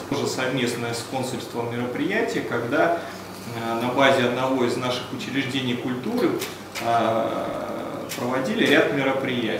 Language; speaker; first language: Russian; native; Russian